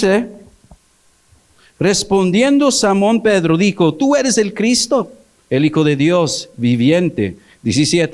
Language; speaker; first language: Spanish; early bilingual, heritage; English